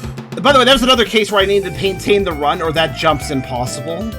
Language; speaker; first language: English; native; English